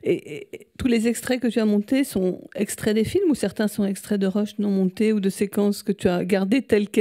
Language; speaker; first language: French; native; French